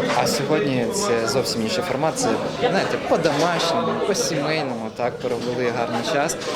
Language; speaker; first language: Ukrainian; native; Ukrainian